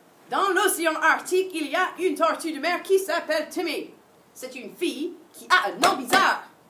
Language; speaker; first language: French; non-native, fluent; English